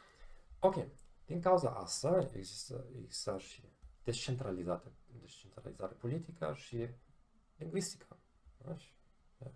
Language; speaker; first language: Romanian; non-native, fluent; German